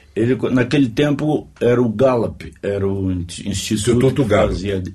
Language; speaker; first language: Portuguese; native; Portuguese